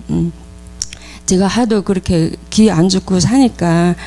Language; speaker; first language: Korean; native; Korean